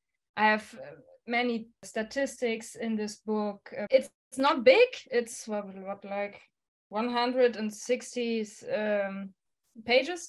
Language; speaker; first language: English; non-native, fluent; German